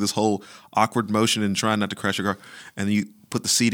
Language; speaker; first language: English; native; English